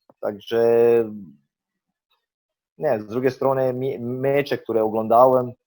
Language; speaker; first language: Polish; non-native, fluent; Croatian